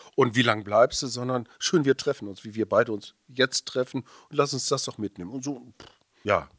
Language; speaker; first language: German; native; German